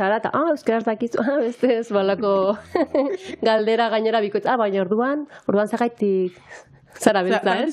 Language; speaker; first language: Basque; native; Basque